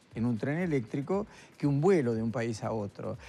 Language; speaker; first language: Spanish; native; Spanish